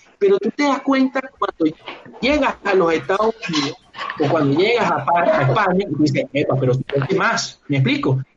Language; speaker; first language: Spanish; native; Spanish